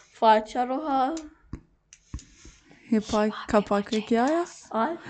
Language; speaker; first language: Māori; non-native, local second language; English